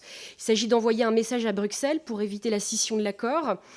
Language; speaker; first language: French; native; French